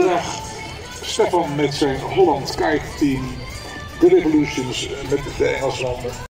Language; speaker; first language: Dutch; native; Dutch